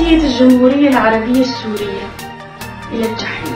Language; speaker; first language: Arabic; non-native, local second language; Kurdish